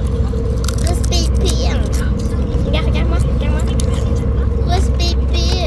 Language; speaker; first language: French; native; French